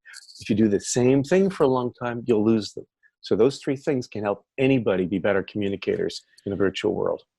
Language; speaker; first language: English; native; English